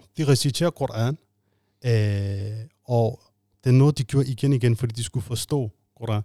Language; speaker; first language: Danish; non-native, fluent; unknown